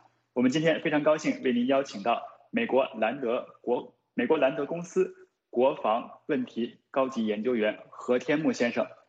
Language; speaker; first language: Chinese; native; Chinese